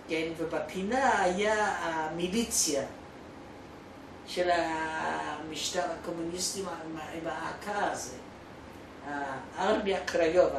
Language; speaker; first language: Hebrew; non-native, fluent; Polish